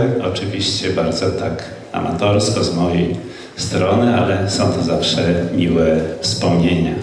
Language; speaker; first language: Polish; native; Polish